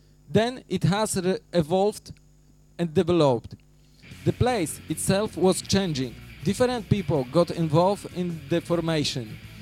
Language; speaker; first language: English; non-native, fluent; Polish